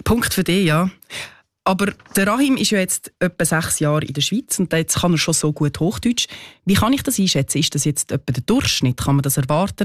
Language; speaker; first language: German; native; German